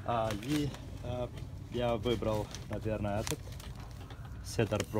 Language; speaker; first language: Russian; non-native, fluent; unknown